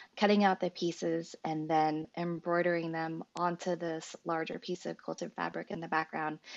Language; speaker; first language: English; native; English